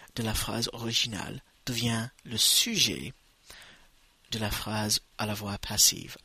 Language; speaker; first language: French; non-native, fluent; English